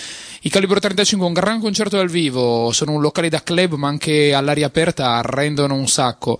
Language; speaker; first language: Italian; native; Italian